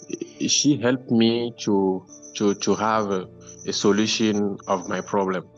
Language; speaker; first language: English; non-native, learner; French